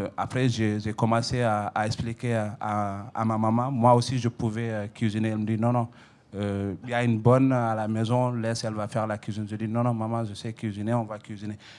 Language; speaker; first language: French; non-native, local second language; Fula